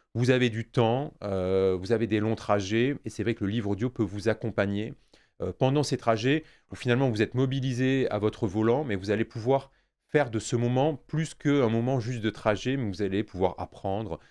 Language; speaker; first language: French; native; French